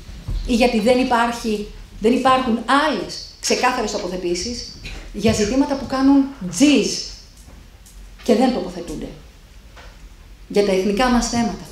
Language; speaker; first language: Greek; native; Greek